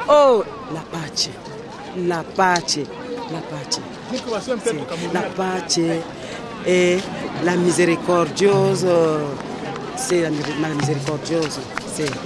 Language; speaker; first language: Italian; non-native, learner; French